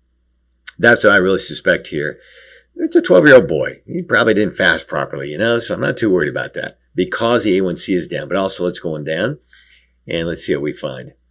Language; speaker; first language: English; native; English